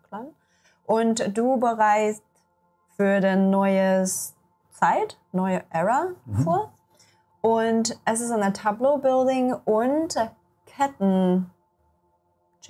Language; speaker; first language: German; non-native, learner; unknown